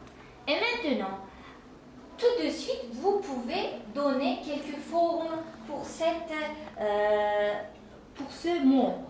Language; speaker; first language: French; non-native, fluent; Uzbek